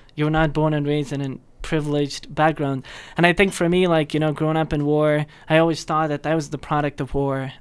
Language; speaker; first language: English; non-native, fluent; Persian